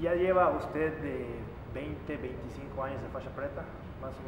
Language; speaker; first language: Spanish; native; Spanish